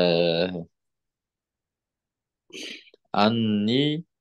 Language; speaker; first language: Korean; non-native, learner; Kyrgyz